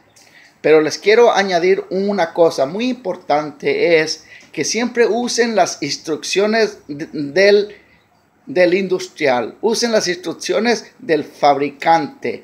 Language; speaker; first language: Spanish; early bilingual, heritage; Spanish